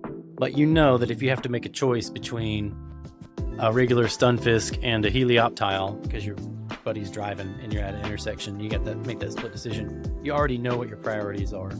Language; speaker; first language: English; native; English